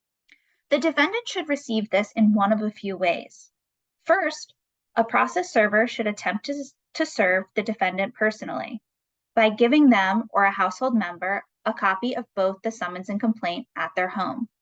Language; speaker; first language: English; native; English